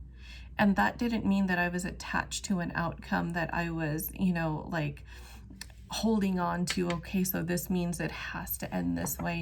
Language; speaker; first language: English; native; English